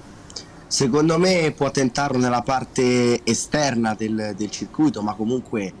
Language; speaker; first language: Italian; native; Italian